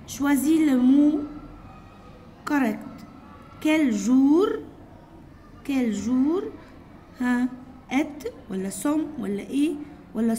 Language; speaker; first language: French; non-native, fluent; Arabic